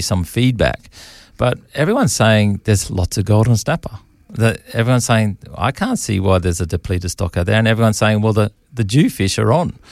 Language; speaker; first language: English; native; English